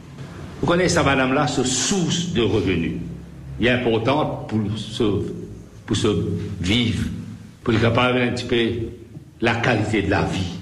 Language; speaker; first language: French; non-native, local second language; Morisyen